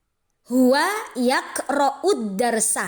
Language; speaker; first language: Arabic; non-native, fluent; Indonesian